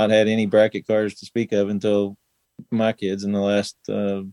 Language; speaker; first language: English; native; English